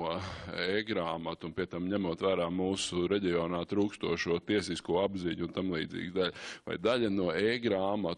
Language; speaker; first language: Latvian; native; Latvian